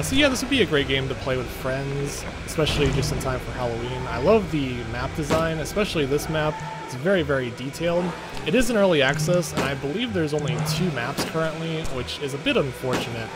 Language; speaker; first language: English; native; English